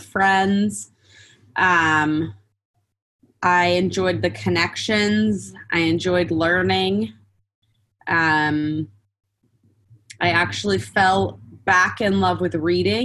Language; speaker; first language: English; native; English